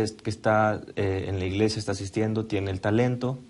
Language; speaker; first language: Spanish; native; Spanish